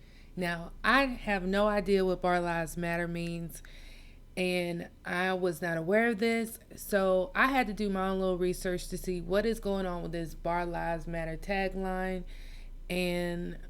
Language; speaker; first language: English; native; English